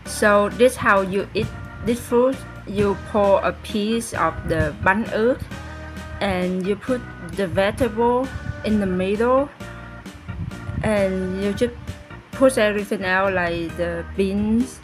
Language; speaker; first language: English; non-native, learner; Vietnamese